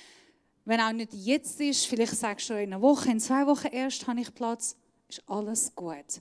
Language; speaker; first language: German; non-native, fluent; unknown